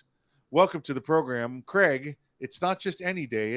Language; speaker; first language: English; native; English